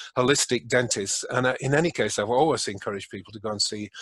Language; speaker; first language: English; native; English